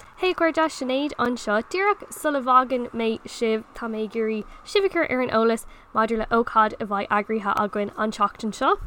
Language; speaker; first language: Irish; non-native, local second language; English